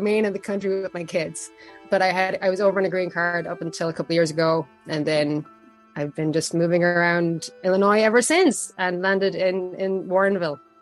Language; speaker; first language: English; native; English